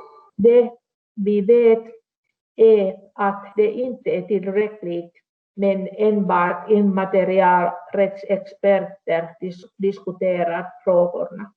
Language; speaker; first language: Swedish; non-native, local second language; Finnish